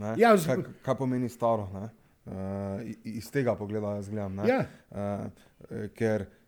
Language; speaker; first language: Slovenian; non-native, local second language; Serbian